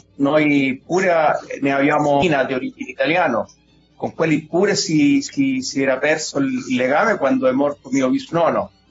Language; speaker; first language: Italian; non-native, fluent; Spanish